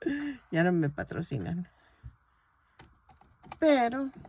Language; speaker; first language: Spanish; native; Spanish